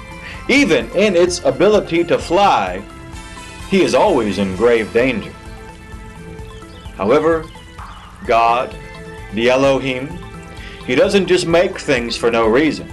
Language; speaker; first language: English; native; English